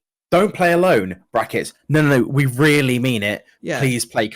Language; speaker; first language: English; native; English